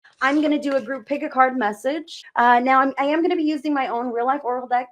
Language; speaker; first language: English; native; English